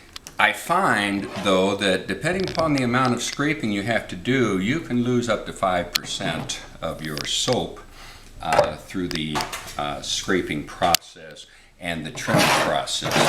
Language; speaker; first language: English; native; English